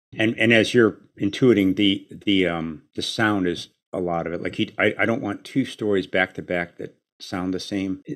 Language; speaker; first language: English; native; English